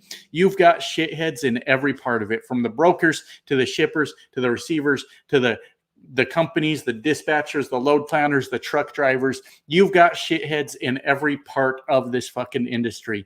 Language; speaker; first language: English; native; English